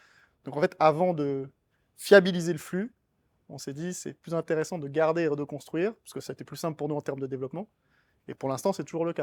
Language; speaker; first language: French; native; French